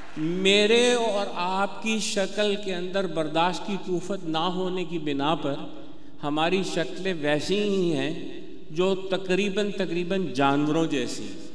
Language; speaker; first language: Urdu; non-native, local second language; Punjabi